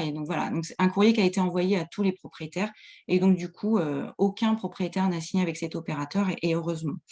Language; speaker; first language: French; native; French